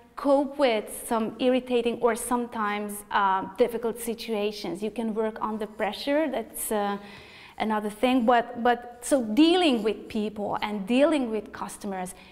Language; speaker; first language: English; non-native, fluent; Hungarian